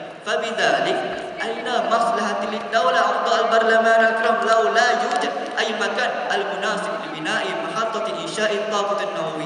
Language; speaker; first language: Arabic; non-native, learner; Malay